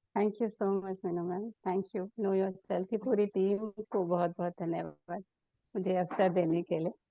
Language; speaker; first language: Hindi; native; Hindi